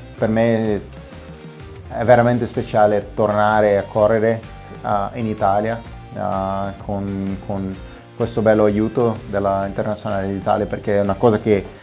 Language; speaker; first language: Italian; non-native, fluent; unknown